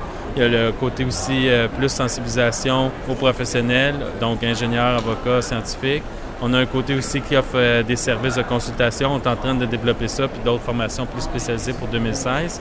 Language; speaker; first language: French; native; French